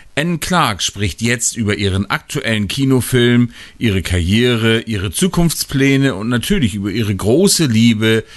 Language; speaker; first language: German; native; German